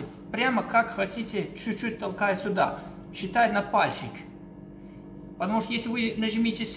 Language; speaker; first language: Russian; non-native, learner; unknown